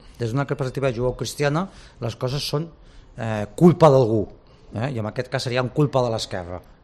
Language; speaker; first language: Catalan; native; Catalan